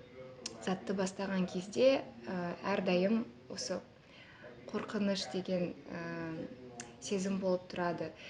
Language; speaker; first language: Kazakh; non-native, local second language; Russian